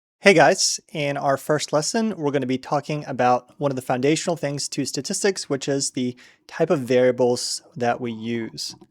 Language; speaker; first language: English; native; English